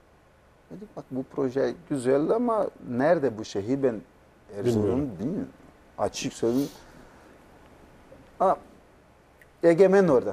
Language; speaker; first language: Turkish; non-native, learner; Portuguese